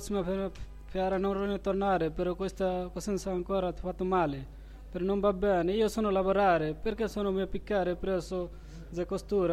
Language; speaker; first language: Italian; non-native, learner; Bangla